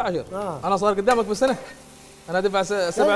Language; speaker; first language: Arabic; native; Arabic